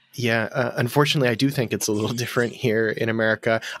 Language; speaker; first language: English; native; English